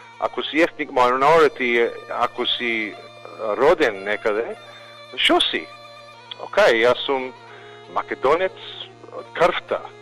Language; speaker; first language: Macedonian; early bilingual, heritage; Macedonian